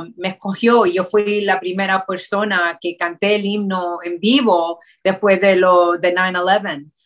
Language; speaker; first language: Spanish; early bilingual, heritage; Spanish